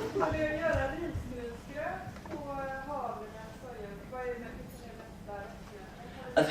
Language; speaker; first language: Swedish; native; Swedish